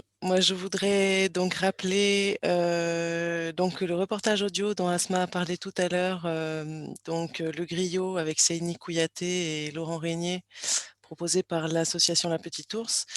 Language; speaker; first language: French; native; French